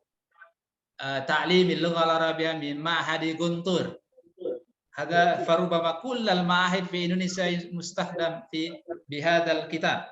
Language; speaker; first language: Arabic; non-native, fluent; Indonesian